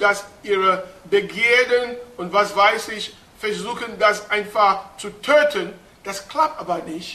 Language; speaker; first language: German; non-native, fluent; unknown